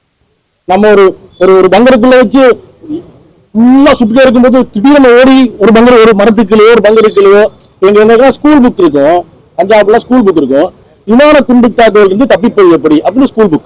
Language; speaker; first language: Tamil; native; Tamil